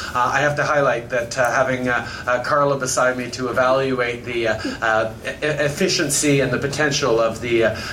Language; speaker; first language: English; native; English